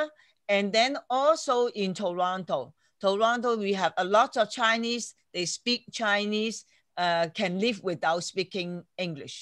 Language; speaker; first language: English; non-native, fluent; Chinese